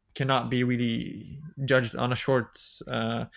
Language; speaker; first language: English; non-native, fluent; Bulgarian